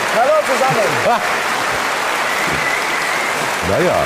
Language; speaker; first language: German; native; German